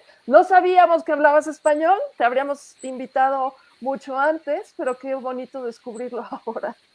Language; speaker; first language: Spanish; native; Spanish